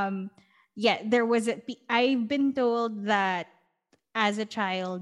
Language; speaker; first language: English; non-native, local second language; Filipino